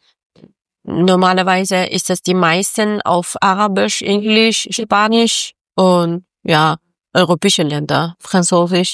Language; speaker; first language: German; non-native, learner; Persian